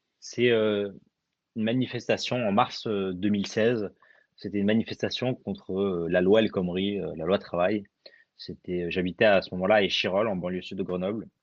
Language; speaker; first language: French; early bilingual, other home language; Arabic